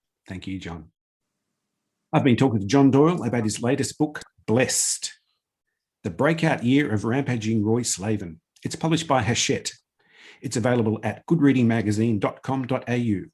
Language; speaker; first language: English; native; English